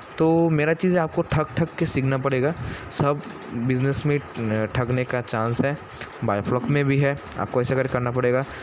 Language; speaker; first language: Hindi; non-native, local second language; Bangla